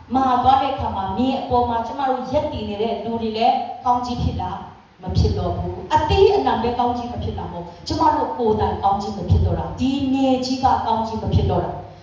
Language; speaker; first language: Burmese; non-native, local second language; Kachin